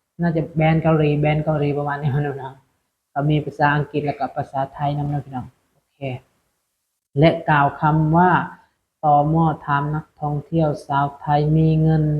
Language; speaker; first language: Thai; non-native, local second language; Lao